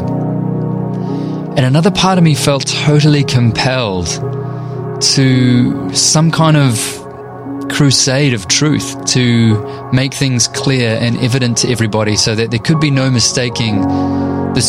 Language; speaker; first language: English; native; English